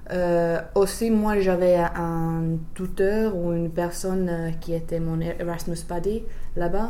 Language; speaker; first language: French; non-native, fluent; Finnish